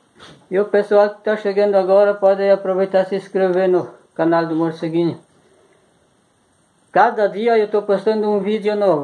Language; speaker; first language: Portuguese; native; Portuguese